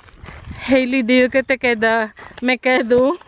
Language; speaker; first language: Catalan; non-native, learner; Filipino